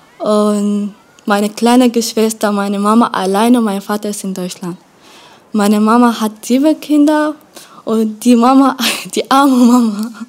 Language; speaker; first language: German; non-native, learner; Kurdish